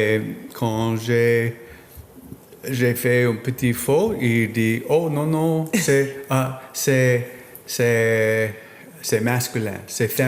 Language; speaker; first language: French; non-native, learner; English